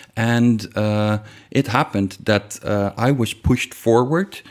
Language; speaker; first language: English; non-native, fluent; Dutch